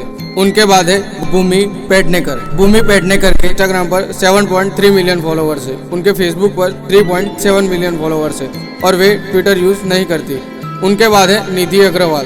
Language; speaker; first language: Hindi; native; Hindi